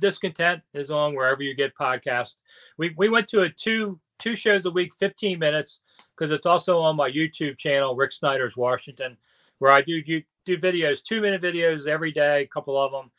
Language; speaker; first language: English; native; English